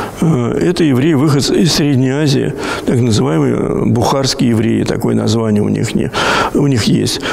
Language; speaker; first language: Russian; native; Russian